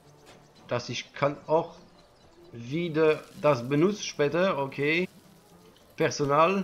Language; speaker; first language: German; non-native, learner; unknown